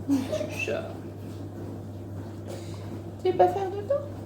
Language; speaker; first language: French; native; French